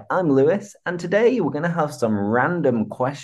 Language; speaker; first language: English; native; English